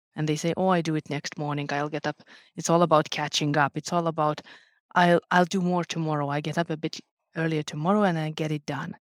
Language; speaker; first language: English; non-native, fluent; Lithuanian